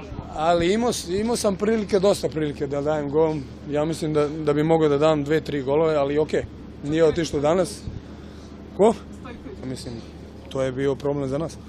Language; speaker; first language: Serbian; early bilingual, heritage; German